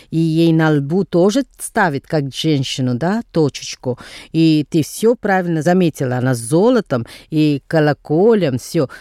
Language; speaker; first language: Russian; non-native, fluent; Tamil